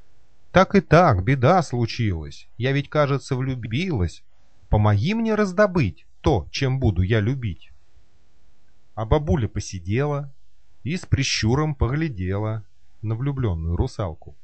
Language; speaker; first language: Russian; native; Russian